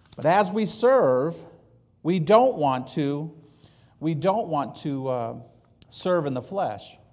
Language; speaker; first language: English; early bilingual, other home language; Polish